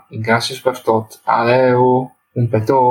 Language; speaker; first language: Catalan; non-native, fluent; Italian